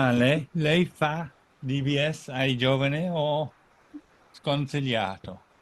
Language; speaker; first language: Italian; non-native, fluent; English